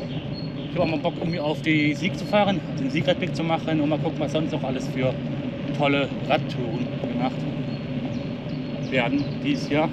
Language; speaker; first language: German; native; German